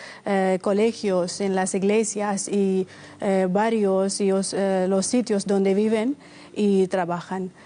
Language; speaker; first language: Spanish; non-native, fluent; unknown